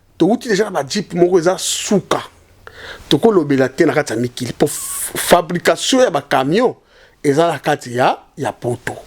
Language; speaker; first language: Lingala; non-native, local second language; Kongo